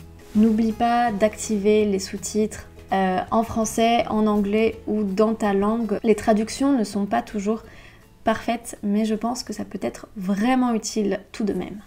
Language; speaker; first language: French; native; French